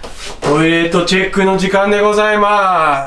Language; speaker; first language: Japanese; native; Japanese